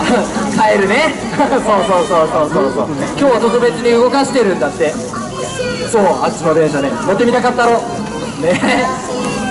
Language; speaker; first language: Japanese; native; Japanese